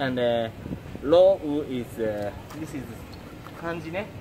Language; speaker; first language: English; non-native, learner; Japanese